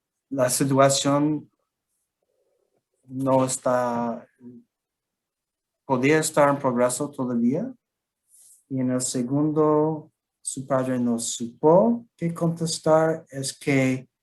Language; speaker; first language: Spanish; non-native, learner; English